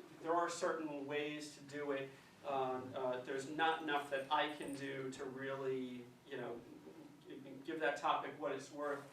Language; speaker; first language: English; native; English